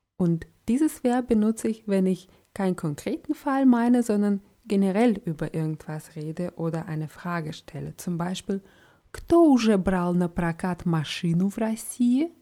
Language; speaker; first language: German; non-native, fluent; Russian